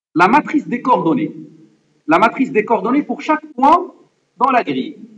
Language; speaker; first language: French; non-native, local second language; Arabic